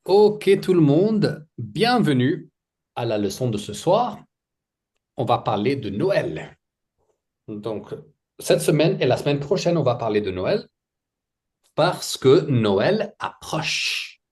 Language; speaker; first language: French; non-native, fluent; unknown